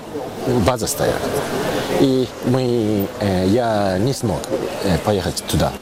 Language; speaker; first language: Russian; non-native, learner; Japanese